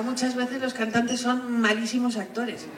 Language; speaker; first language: Spanish; native; Spanish